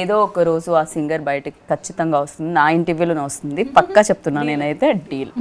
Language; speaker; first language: Telugu; native; Telugu